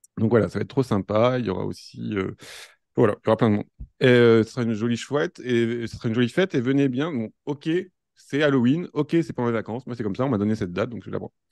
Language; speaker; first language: French; native; French